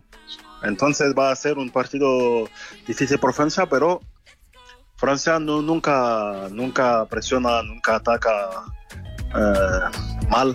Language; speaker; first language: Spanish; non-native, fluent; French